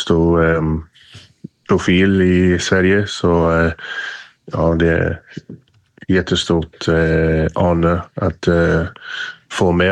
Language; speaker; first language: Swedish; non-native, learner; English